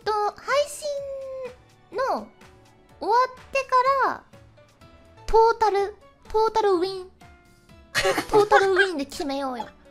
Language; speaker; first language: Japanese; native; Japanese